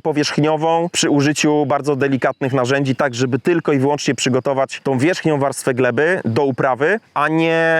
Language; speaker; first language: Polish; native; Polish